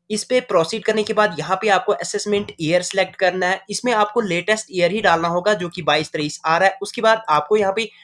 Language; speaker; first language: Hindi; native; Hindi